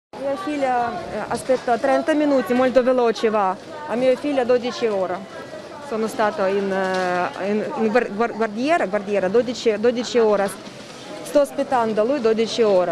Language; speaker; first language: Italian; non-native, learner; Ukrainian